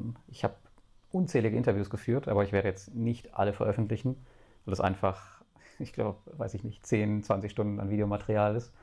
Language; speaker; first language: German; native; German